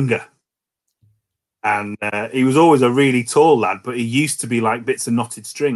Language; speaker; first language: English; native; English